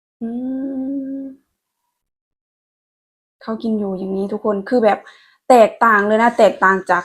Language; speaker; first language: Thai; non-native, local second language; Lao